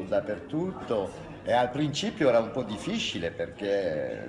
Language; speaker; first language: Italian; non-native, fluent; French